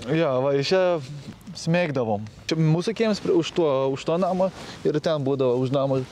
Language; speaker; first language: Lithuanian; native; Lithuanian